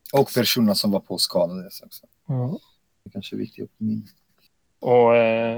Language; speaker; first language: Swedish; non-native, fluent; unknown